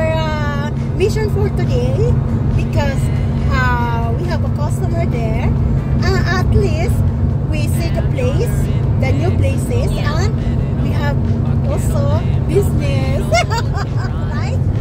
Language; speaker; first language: English; non-native, learner; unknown